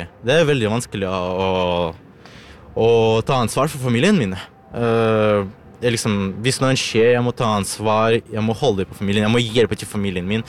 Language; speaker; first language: Norwegian; non-native, learner; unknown